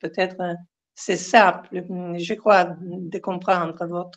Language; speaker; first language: French; non-native, fluent; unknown